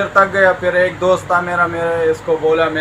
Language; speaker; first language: Hindi; non-native, local second language; Pashto